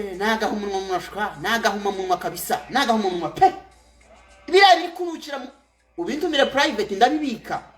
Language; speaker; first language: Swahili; non-native, local second language; Kinyarwanda